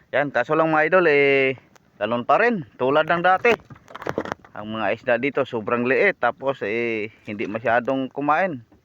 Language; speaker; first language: Filipino; non-native, local second language; Cebuano